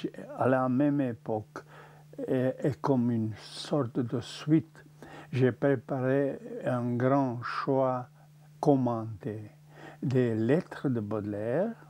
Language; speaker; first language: French; non-native, fluent; Czech